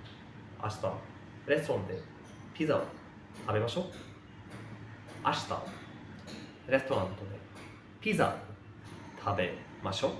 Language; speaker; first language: Japanese; non-native, fluent; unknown